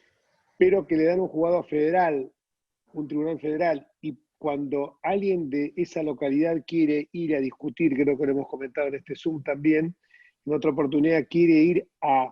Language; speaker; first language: Spanish; native; Spanish